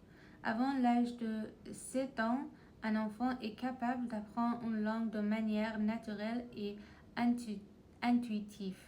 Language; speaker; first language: French; non-native, learner; Persian